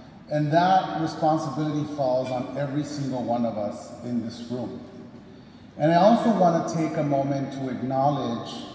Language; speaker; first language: English; early bilingual, other home language; Spanish